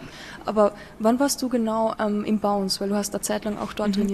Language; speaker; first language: German; native; German